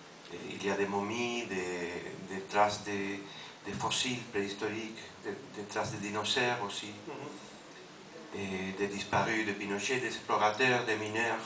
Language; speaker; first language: French; non-native, fluent; Spanish